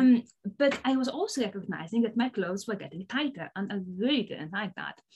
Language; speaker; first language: English; non-native, fluent; Polish